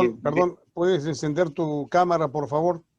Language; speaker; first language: Spanish; native; Spanish